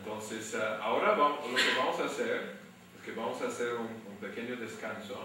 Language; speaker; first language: Spanish; non-native, fluent; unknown